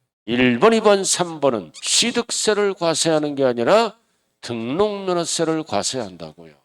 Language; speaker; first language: Korean; native; Korean